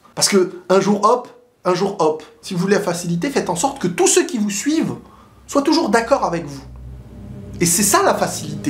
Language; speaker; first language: French; native; French